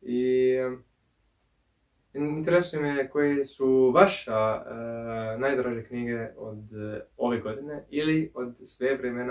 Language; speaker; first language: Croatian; early bilingual, heritage; English